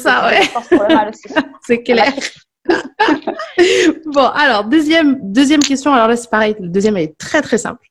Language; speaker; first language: French; native; French